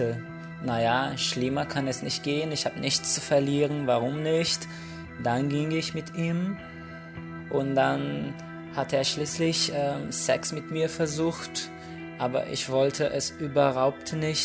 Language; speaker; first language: German; non-native, fluent; Portuguese